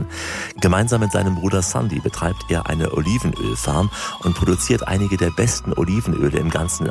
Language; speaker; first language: German; native; German